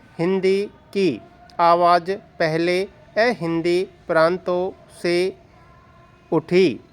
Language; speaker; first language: Hindi; native; Hindi